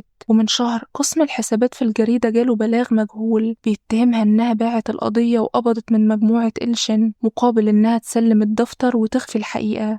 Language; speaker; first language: Arabic; native; Arabic